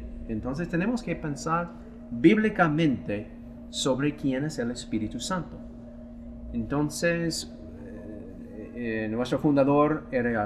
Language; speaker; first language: Spanish; non-native, fluent; English